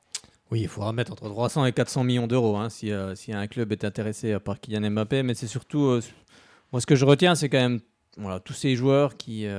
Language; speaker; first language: French; native; French